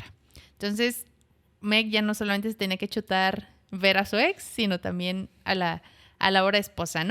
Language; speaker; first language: Spanish; native; Spanish